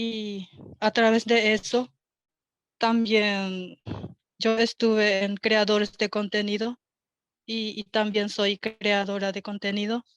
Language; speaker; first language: Spanish; non-native, local second language; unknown